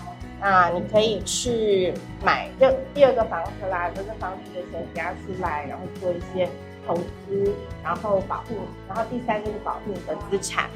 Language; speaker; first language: Chinese; native; Chinese